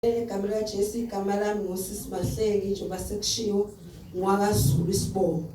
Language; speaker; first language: Zulu; native; Zulu